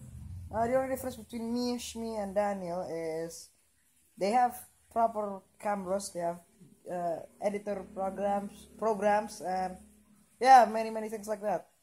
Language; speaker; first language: English; non-native, local second language; Indonesian